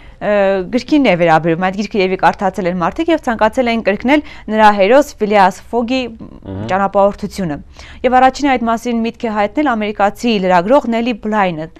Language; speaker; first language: Armenian; native; Armenian